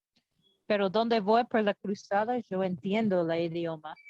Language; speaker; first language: Spanish; non-native, learner; English